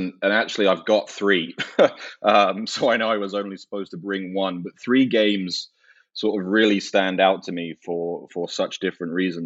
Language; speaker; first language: English; native; English